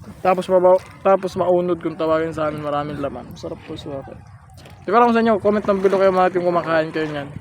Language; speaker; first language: Filipino; non-native, local second language; Masbatenyo